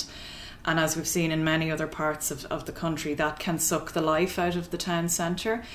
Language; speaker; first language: English; native; English